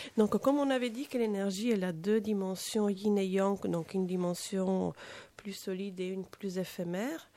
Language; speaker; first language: French; non-native, fluent; Italian